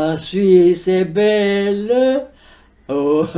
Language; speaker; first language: French; early bilingual, heritage; French